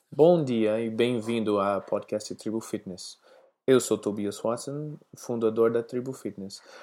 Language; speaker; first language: Portuguese; non-native, learner; English